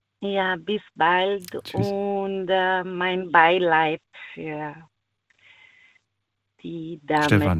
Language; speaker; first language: German; non-native, learner; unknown